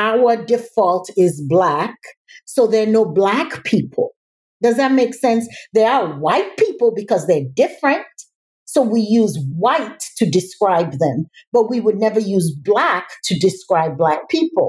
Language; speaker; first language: English; native; English